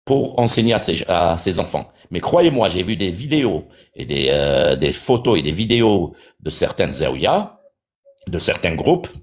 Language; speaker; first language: French; non-native, local second language; Arabic